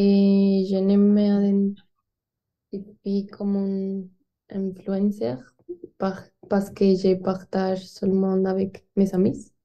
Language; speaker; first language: French; non-native, learner; Spanish